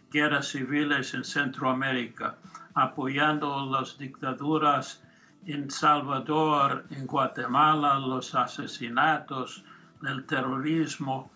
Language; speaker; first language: Spanish; non-native, fluent; English